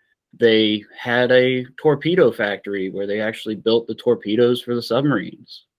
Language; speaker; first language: English; native; English